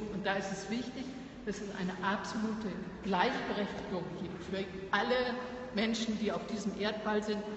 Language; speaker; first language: German; native; German